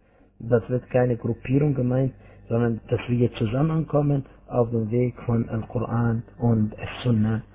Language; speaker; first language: German; non-native, fluent; Arabic